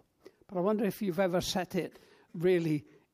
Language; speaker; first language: English; native; English